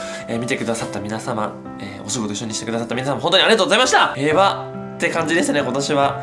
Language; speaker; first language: Japanese; native; Japanese